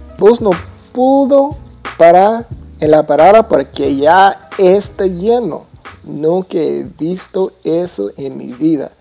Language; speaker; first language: Spanish; non-native, learner; English